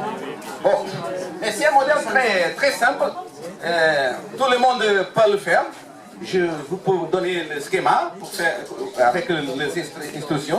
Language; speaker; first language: French; non-native, learner; Portuguese